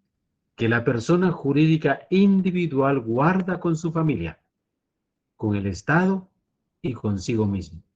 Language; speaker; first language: Spanish; native; Spanish